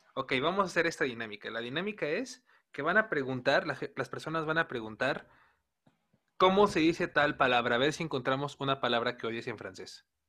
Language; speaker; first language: Spanish; native; Spanish